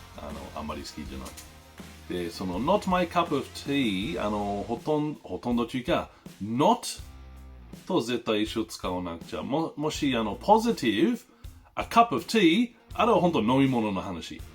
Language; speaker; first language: Japanese; non-native, fluent; English